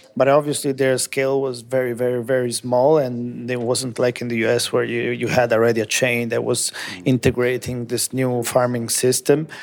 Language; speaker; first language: English; non-native, fluent; Italian